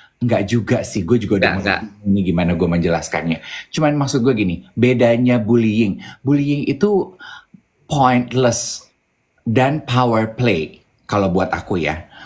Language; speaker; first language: Indonesian; native; Indonesian